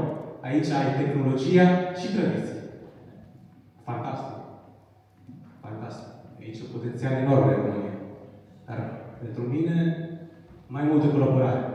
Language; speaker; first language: Romanian; non-native, learner; Italian